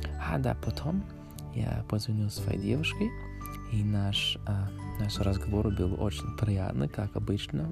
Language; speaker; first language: Russian; non-native, learner; English